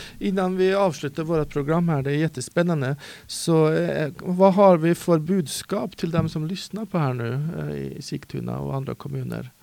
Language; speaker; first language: Swedish; native; Swedish